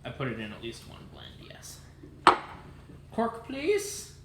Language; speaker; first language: English; native; English